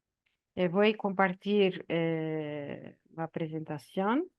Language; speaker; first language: Spanish; non-native, learner; Portuguese